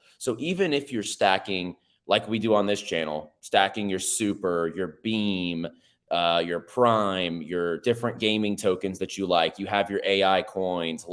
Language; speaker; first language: English; native; English